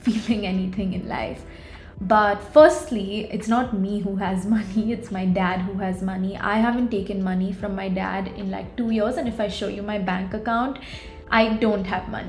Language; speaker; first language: English; non-native, local second language; Hindi